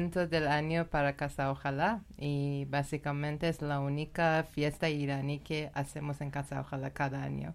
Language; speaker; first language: Spanish; non-native, learner; Persian